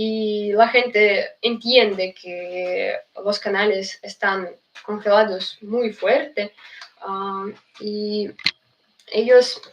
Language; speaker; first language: Spanish; non-native, fluent; Russian